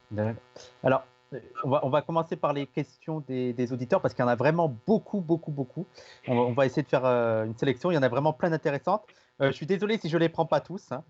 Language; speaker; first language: French; native; French